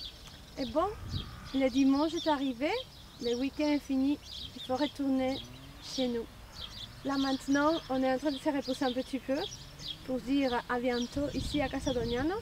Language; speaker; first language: French; non-native, fluent; Spanish